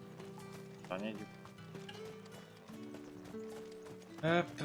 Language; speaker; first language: French; native; French